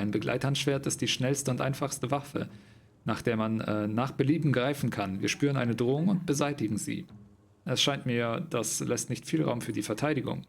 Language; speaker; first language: German; native; German